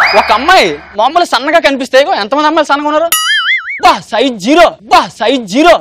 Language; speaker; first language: Telugu; native; Telugu